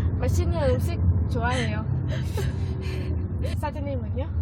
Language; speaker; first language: Korean; non-native, learner; Vietnamese